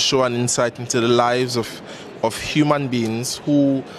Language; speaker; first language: English; non-native, local second language; Hausa